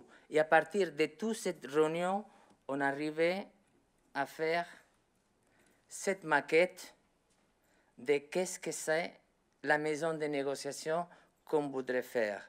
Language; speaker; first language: French; non-native, learner; Spanish